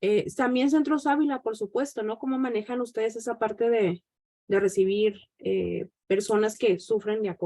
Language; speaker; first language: Spanish; native; Spanish